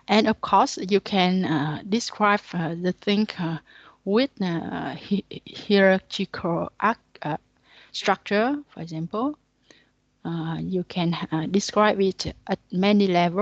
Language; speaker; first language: English; non-native, learner; Vietnamese